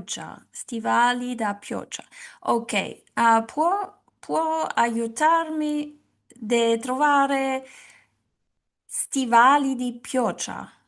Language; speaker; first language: Italian; non-native, learner; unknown